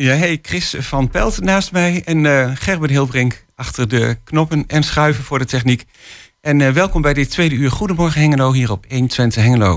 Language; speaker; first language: Dutch; native; Dutch